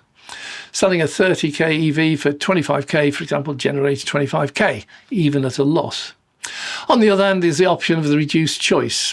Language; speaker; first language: English; native; English